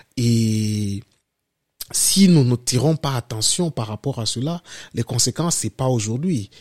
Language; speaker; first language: French; non-native, local second language; Lingala